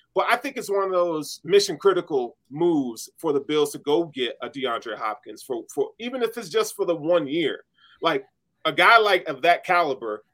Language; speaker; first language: English; native; English